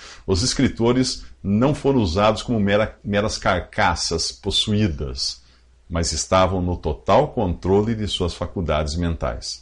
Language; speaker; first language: Portuguese; native; Portuguese